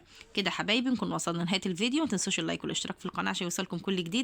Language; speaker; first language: Arabic; native; Arabic